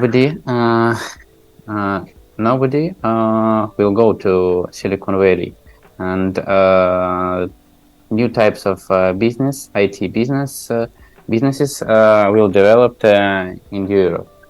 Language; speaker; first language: English; non-native, learner; Tajik